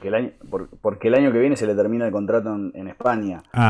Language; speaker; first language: Spanish; native; Spanish